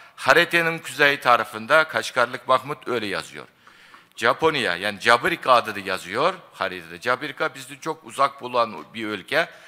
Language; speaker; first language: Turkish; non-native, fluent; Japanese